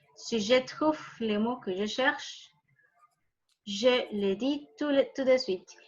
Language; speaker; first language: French; non-native, fluent; Spanish